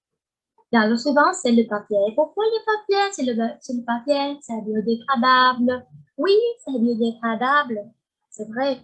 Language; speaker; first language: French; non-native, learner; Spanish